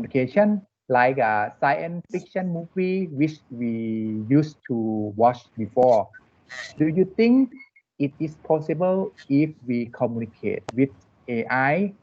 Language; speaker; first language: English; non-native, learner; Thai